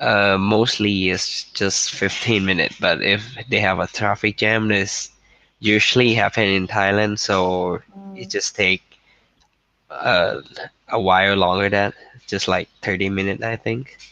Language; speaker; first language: English; non-native, learner; Thai